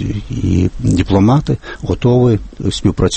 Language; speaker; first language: Ukrainian; non-native, fluent; Lithuanian